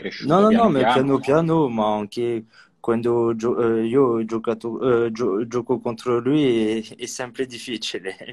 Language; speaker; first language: Italian; non-native, learner; French